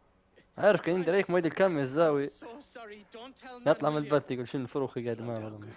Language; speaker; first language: Arabic; native; Arabic